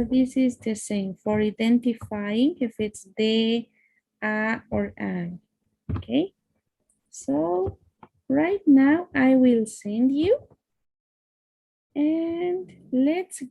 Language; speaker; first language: English; non-native, fluent; Spanish